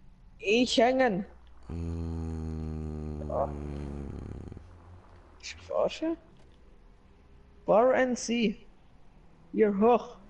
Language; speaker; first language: German; non-native, learner; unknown